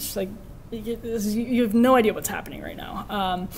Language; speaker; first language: English; native; English